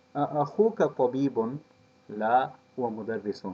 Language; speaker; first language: Arabic; non-native, fluent; English